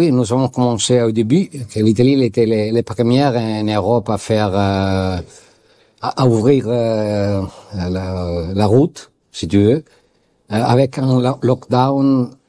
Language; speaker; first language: French; non-native, learner; Italian